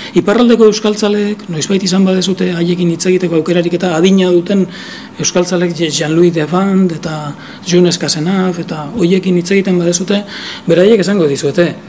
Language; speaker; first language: Basque; native; Basque